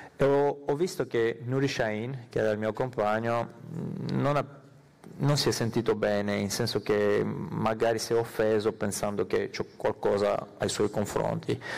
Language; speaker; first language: Italian; non-native, fluent; Armenian